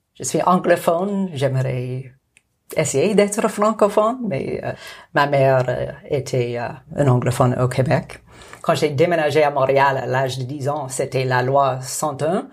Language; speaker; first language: French; non-native, local second language; English